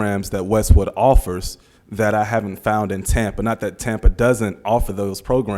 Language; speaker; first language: English; native; English